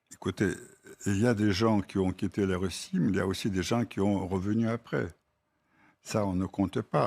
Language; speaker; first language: French; non-native, fluent; Russian